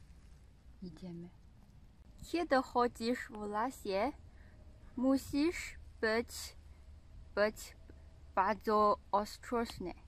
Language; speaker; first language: Polish; non-native, learner; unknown